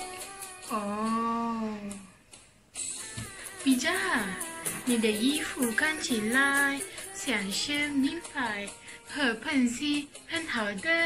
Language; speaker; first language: Chinese; non-native, learner; Malay